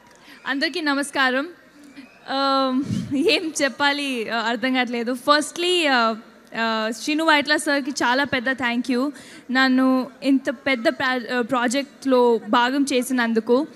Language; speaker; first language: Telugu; non-native, fluent; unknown